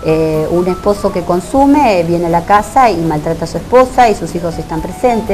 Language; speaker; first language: Spanish; native; Spanish